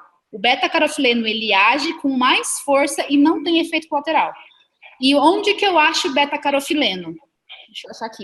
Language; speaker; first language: Portuguese; native; Portuguese